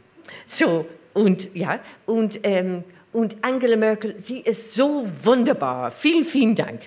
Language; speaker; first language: German; non-native, learner; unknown